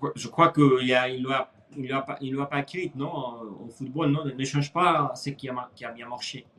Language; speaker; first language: French; non-native, fluent; Spanish